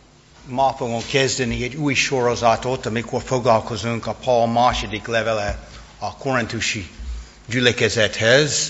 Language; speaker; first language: Hungarian; non-native, fluent; English